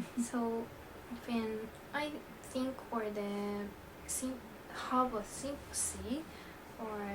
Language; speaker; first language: English; non-native, learner; Japanese